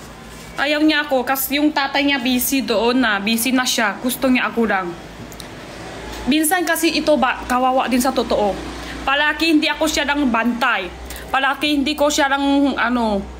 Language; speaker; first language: Filipino; non-native, learner; Chinese